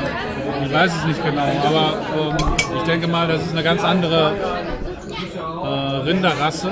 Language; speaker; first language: German; non-native, fluent; Spanish